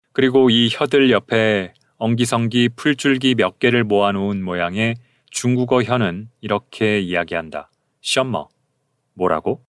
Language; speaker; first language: Korean; native; Korean